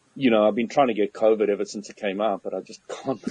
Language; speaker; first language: English; native; English